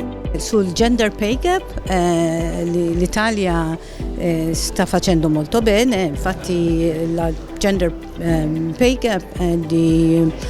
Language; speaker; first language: Italian; non-native, fluent; Maltese